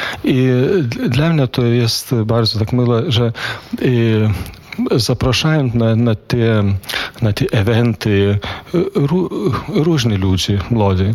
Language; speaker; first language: Polish; non-native, fluent; Lithuanian